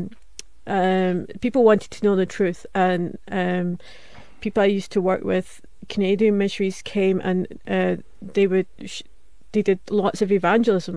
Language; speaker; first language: English; native; English